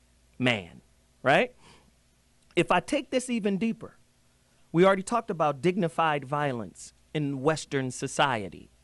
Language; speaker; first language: English; native; English